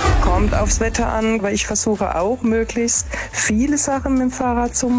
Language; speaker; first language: German; native; German